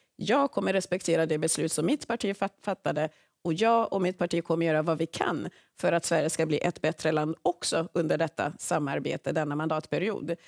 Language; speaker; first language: Swedish; early bilingual, other home language; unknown